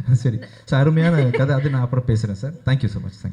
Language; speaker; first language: Tamil; native; Tamil